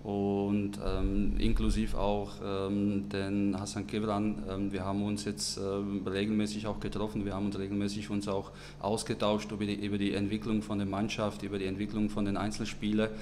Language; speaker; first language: German; non-native, fluent; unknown